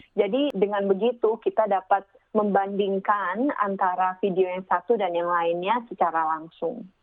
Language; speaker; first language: Indonesian; native; Indonesian